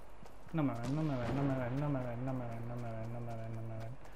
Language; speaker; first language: Spanish; native; Spanish